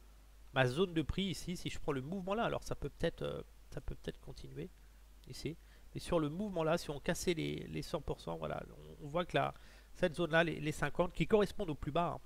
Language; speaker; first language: French; native; French